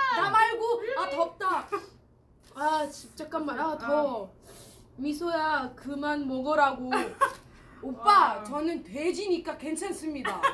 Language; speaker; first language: Korean; non-native, fluent; Arabic